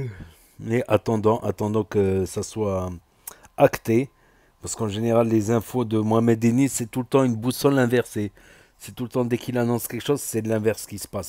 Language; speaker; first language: French; native; French